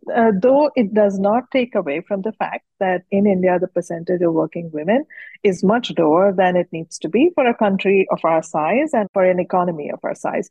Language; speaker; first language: English; non-native, local second language; Hindi